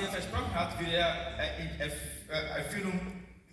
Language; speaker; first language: German; non-native, learner; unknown